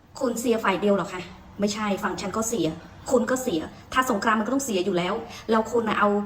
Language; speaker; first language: Thai; non-native, fluent; Khmer